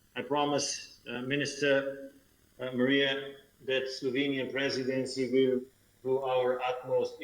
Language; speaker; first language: English; non-native, fluent; Slovenian